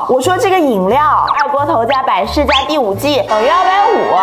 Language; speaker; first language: Chinese; native; Chinese